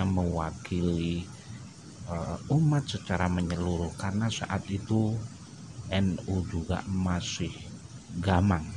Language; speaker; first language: Indonesian; native; Indonesian